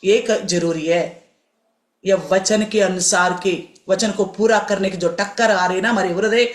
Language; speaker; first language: Hindi; non-native, local second language; Telugu